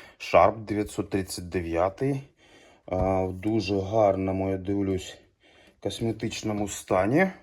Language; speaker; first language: Ukrainian; non-native, local second language; Russian